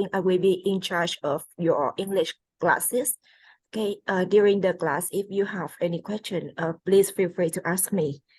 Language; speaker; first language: English; non-native, fluent; Vietnamese